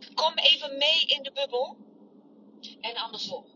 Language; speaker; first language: Dutch; non-native, fluent; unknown